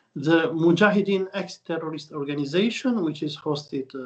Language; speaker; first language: English; non-native, fluent; Albanian